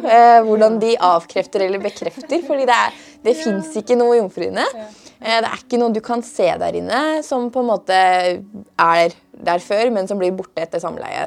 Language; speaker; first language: Norwegian; early bilingual, other home language; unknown